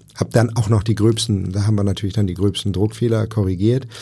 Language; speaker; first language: German; native; German